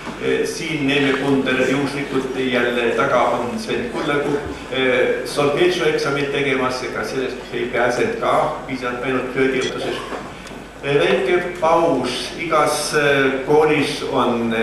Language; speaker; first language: Estonian; native; Estonian